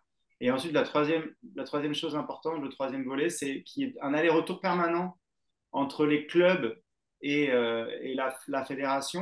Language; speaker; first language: French; native; French